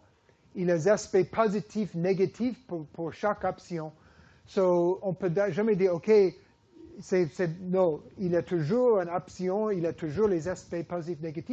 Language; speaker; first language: French; non-native, fluent; English